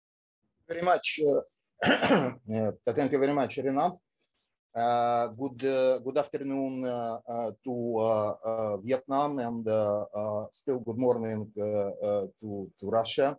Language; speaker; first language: English; non-native, fluent; Russian